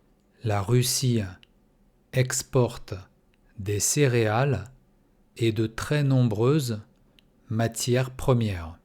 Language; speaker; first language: French; non-native, fluent; Russian